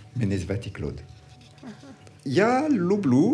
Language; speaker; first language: Ukrainian; non-native, learner; French